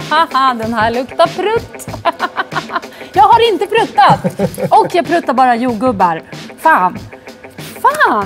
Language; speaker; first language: Swedish; native; Swedish